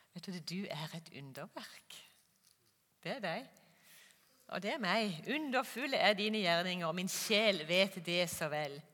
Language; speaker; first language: Norwegian; native; Norwegian